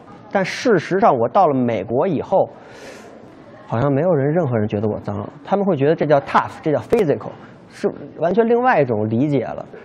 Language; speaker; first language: Chinese; native; Chinese